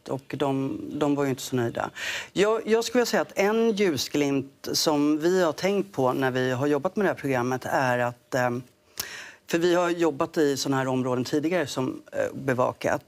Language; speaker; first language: Swedish; native; Swedish